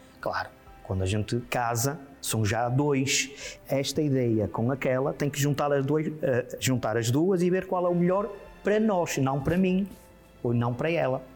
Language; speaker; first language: Portuguese; native; Portuguese